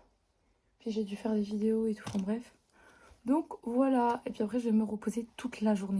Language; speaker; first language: French; native; French